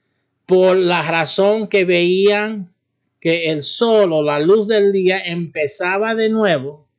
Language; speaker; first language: Spanish; early bilingual, heritage; Spanish